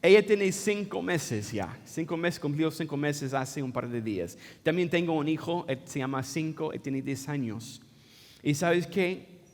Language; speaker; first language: Spanish; non-native, fluent; English